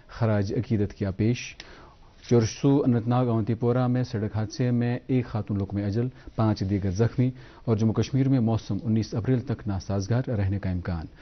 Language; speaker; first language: Hindi; non-native, local second language; Kashmiri